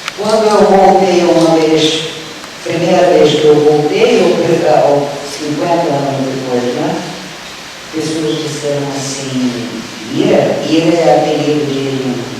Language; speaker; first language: Portuguese; early bilingual, other home language; Russian